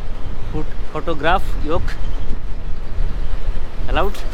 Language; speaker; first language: Hindi; non-native, learner; Bangla